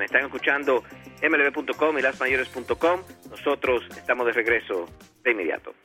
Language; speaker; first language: Spanish; native; Spanish